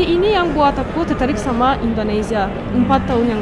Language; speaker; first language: Indonesian; non-native, fluent; Turkish